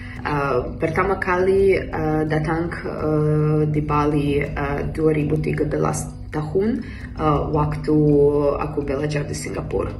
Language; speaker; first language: Indonesian; non-native, learner; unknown